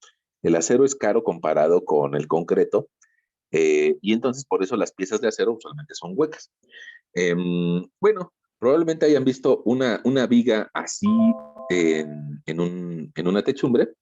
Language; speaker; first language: Spanish; native; Spanish